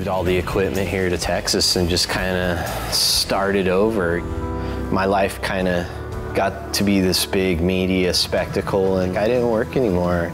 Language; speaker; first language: English; native; English